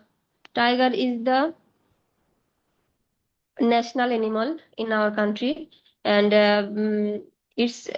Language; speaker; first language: English; non-native, learner; Bangla